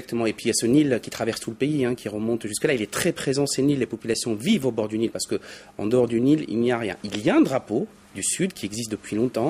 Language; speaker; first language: French; native; French